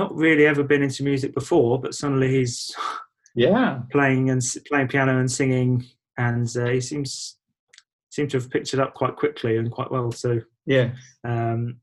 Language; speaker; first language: English; native; English